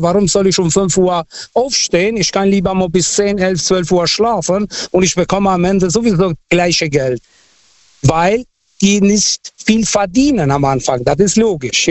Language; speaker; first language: German; non-native, local second language; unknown